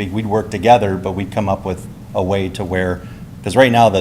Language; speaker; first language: English; native; English